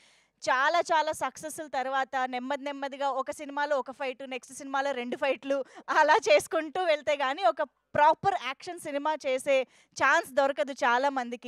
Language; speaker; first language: Telugu; native; Telugu